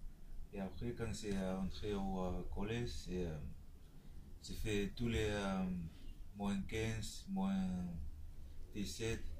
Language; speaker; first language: French; non-native, learner; Tongan